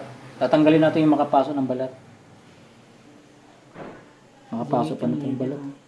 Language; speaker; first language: Filipino; native; Filipino